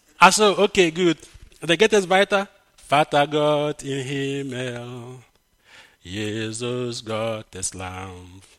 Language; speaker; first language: German; non-native, fluent; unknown